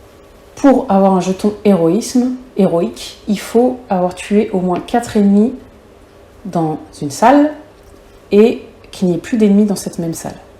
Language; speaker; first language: French; native; French